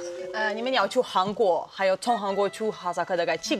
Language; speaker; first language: Chinese; non-native, fluent; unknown